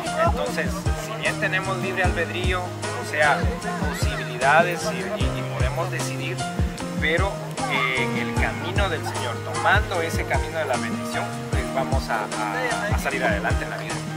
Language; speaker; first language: Spanish; native; Spanish